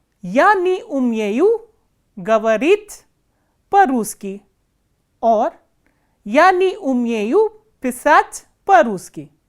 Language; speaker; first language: Russian; non-native, fluent; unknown